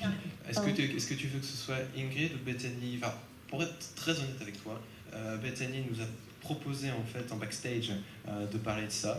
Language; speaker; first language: French; native; French